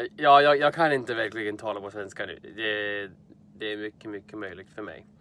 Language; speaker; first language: Swedish; non-native, learner; English